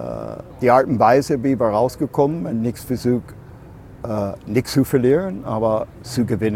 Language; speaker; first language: German; non-native, fluent; English